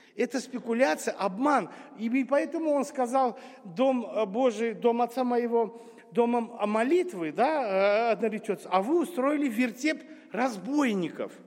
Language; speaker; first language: Russian; non-native, local second language; Armenian